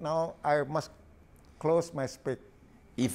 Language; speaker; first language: English; non-native, learner; Balinese